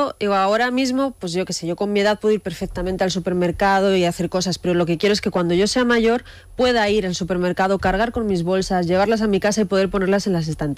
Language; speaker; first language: Spanish; native; Spanish